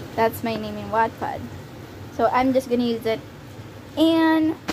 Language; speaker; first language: English; native; English